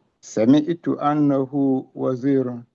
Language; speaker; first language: Arabic; non-native, learner; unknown